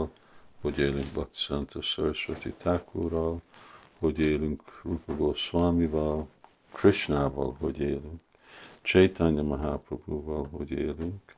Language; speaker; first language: Hungarian; early bilingual, heritage; Hungarian